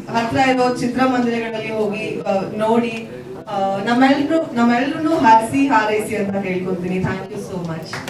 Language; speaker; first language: Kannada; non-native, learner; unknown